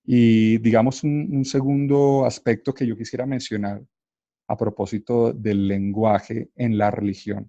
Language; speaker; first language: Spanish; native; Spanish